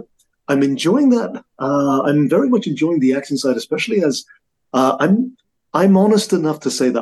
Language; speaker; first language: English; native; English